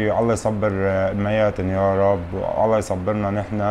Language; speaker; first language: Arabic; native; Arabic